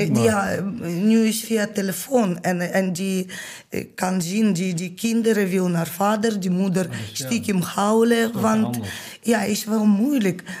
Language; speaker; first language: Dutch; non-native, learner; Ukrainian